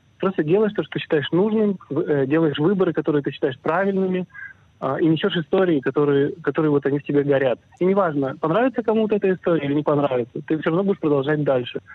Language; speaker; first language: Russian; early bilingual, other home language; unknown